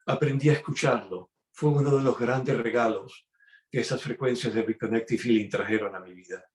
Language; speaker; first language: Spanish; early bilingual, heritage; Spanish